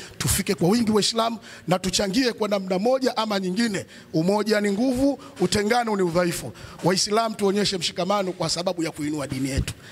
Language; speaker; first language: Swahili; native; Swahili